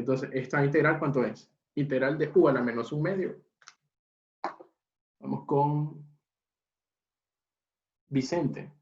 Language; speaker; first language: Spanish; native; Spanish